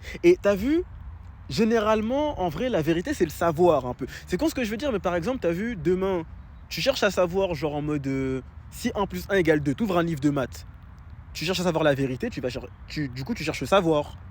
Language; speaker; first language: French; native; French